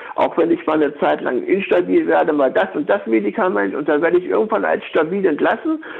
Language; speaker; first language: German; native; German